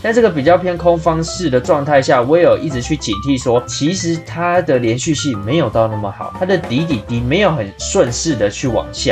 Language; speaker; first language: Chinese; native; Chinese